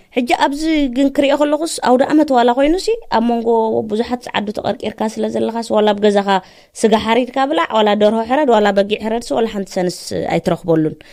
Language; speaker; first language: Tigrinya; native; Tigrinya